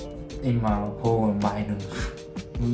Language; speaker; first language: German; non-native, learner; Japanese